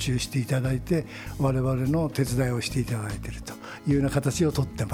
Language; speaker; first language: Japanese; native; Japanese